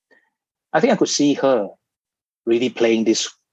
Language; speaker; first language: English; non-native, local second language; Cantonese